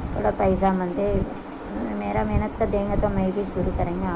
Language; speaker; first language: Hindi; non-native, local second language; Tamil